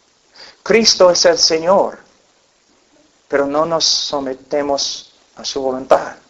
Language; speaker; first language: Spanish; non-native, fluent; English